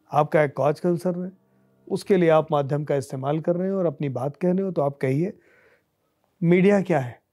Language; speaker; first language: Hindi; native; Hindi